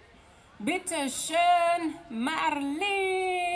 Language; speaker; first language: German; non-native, fluent; Spanish